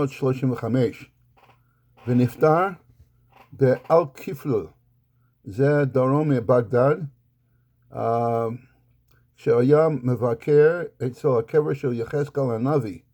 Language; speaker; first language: Hebrew; non-native, fluent; English